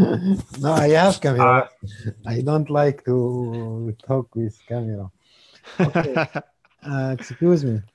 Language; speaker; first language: English; non-native, learner; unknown